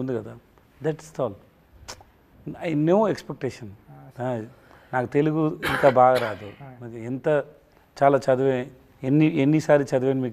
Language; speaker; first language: Telugu; non-native, learner; Tamil